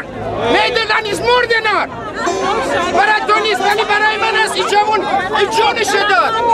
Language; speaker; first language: Dutch; non-native, learner; Persian